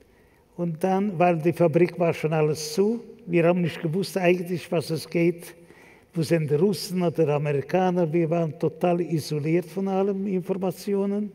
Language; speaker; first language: German; non-native, fluent; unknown